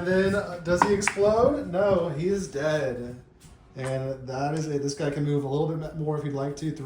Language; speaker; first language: English; native; English